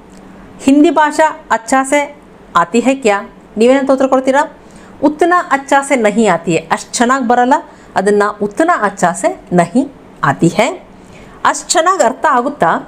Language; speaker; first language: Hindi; non-native, local second language; Kannada